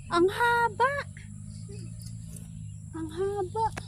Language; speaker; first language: Filipino; non-native, local second language; Cebuano